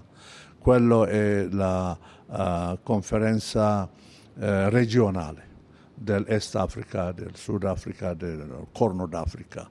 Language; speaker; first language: Italian; non-native, fluent; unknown